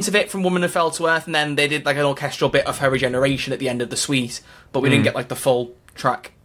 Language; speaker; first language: English; native; English